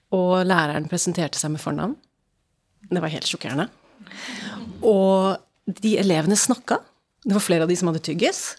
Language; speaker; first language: Norwegian; early bilingual, other home language; English